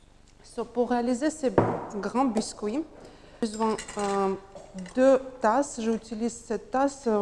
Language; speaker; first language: French; non-native, learner; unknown